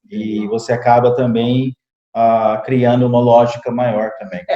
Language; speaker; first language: Portuguese; non-native, fluent; English